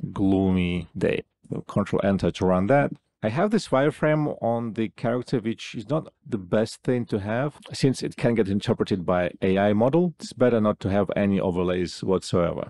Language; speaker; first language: English; non-native, fluent; Russian